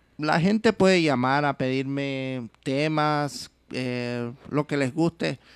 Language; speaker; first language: Spanish; early bilingual, heritage; Spanish